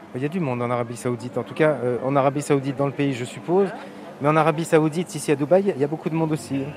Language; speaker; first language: French; native; French